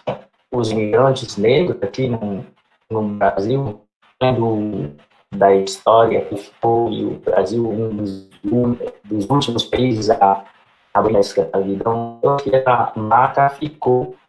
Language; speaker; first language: Portuguese; non-native, fluent; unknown